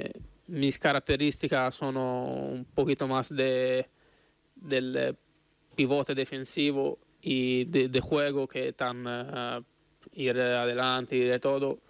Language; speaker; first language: Spanish; non-native, learner; Italian